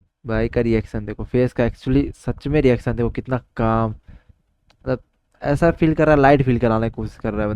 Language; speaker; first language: Hindi; native; Hindi